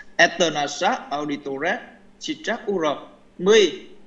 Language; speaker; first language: Russian; non-native, learner; Vietnamese